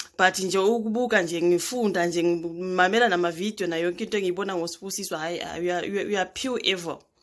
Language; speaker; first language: Zulu; native; Zulu